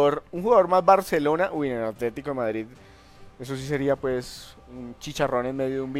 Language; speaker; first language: Spanish; native; Spanish